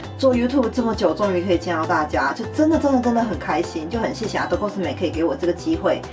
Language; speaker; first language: Chinese; native; Chinese